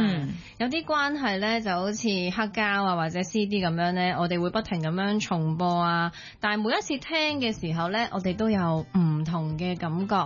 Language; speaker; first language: Cantonese; native; Cantonese